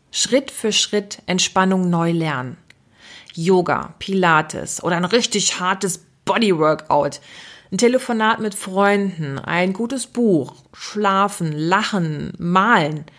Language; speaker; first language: German; native; German